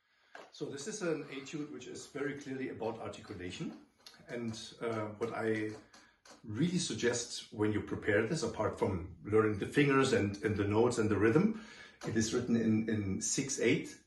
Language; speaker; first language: English; non-native, fluent; German